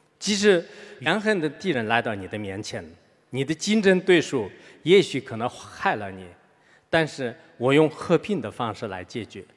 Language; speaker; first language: Chinese; non-native, local second language; Tibetan